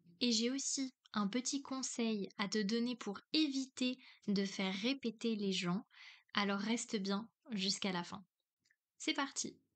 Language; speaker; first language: French; native; French